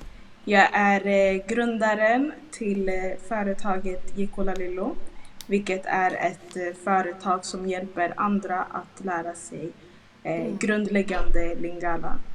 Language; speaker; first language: Swedish; early bilingual, other home language; Lingala